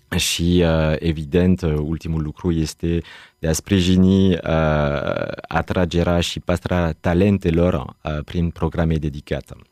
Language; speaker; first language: Romanian; non-native, fluent; French